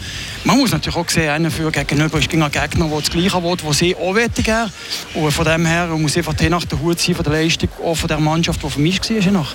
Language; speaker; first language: German; native; German